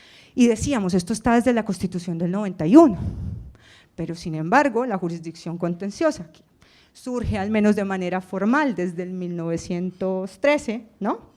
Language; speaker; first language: Spanish; native; Spanish